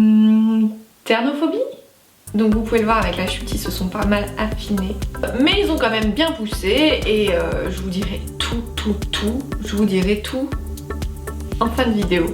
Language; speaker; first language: French; native; French